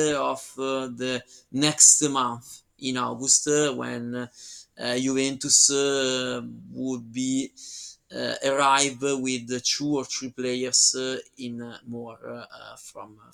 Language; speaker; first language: English; non-native, learner; Italian